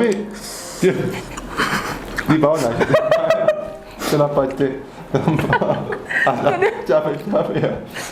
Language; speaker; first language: Indonesian; non-native, learner; Korean